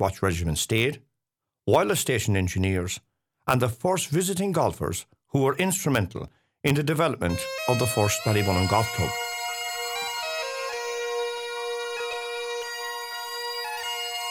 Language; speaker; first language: English; native; English